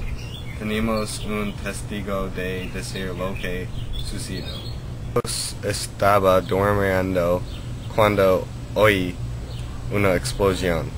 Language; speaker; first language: Spanish; non-native, learner; English